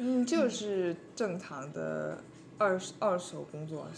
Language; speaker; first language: Chinese; non-native, learner; English